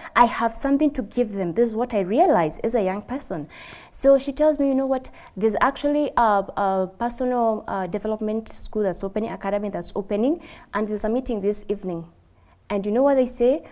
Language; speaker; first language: English; non-native, local second language; Kikuyu